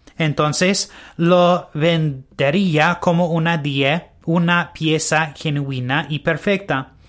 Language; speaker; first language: Spanish; non-native, learner; English